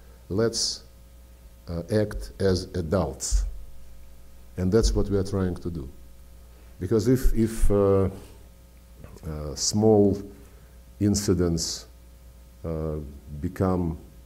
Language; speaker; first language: English; non-native, fluent; Russian